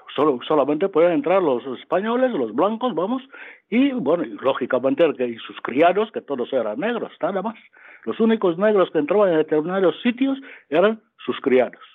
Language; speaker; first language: Spanish; non-native, local second language; Fang